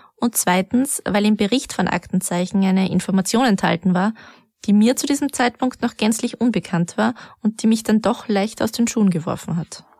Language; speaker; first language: German; native; German